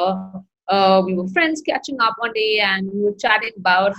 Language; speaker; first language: English; non-native, local second language; Hindi